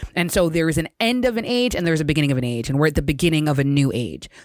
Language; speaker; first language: English; native; English